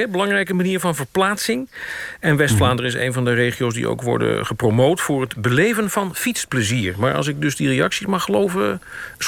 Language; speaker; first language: Dutch; native; Dutch